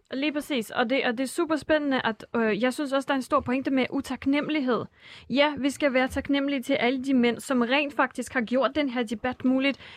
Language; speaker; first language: Danish; non-native, fluent; Russian